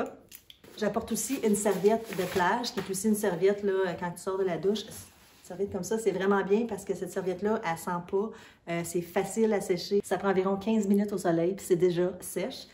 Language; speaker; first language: French; native; French